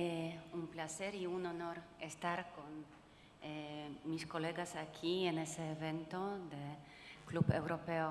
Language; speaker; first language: Spanish; non-native, fluent; Polish